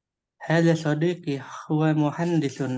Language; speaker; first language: Arabic; non-native, learner; Indonesian